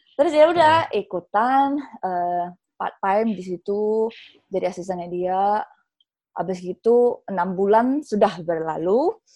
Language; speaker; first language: Indonesian; native; Indonesian